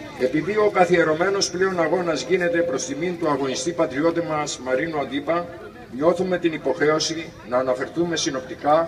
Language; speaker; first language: Greek; native; Greek